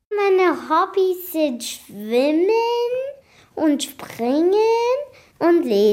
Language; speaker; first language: German; early bilingual, other home language; Arabic